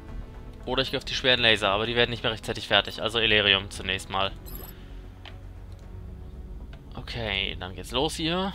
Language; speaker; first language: German; native; German